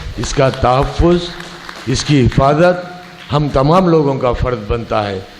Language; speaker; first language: Urdu; native; Urdu